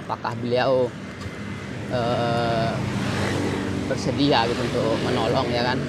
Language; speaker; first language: Indonesian; non-native, local second language; Sasak